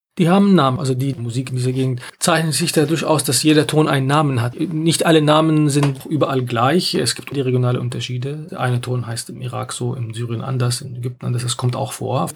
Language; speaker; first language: German; non-native, fluent; Arabic